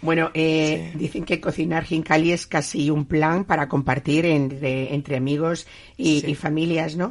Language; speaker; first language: Spanish; native; Spanish